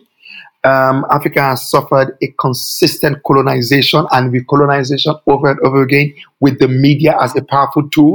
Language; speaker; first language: English; non-native, local second language; Yoruba